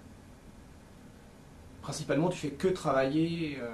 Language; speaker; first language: French; native; French